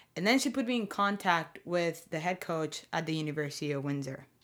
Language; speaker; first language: English; non-native, fluent; Spanish